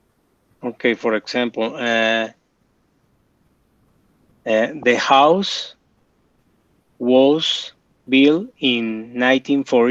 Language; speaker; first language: English; non-native, learner; Spanish